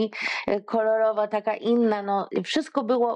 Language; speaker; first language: Polish; early bilingual, heritage; Polish